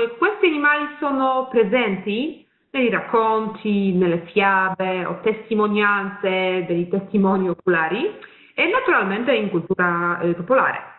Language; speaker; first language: Italian; non-native, fluent; Polish